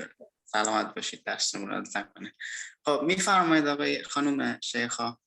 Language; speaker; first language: Persian; non-native, fluent; Indonesian